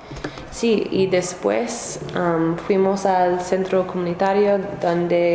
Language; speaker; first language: Spanish; non-native, learner; English